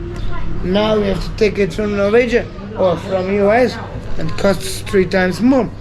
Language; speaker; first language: English; non-native, learner; Italian